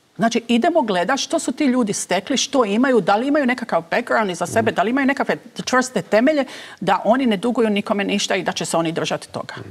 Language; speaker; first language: Croatian; early bilingual, heritage; Croatian